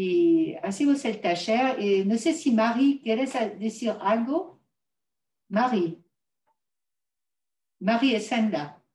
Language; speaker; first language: Spanish; non-native, learner; French